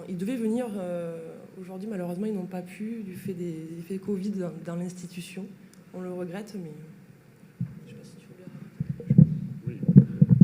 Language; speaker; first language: French; native; French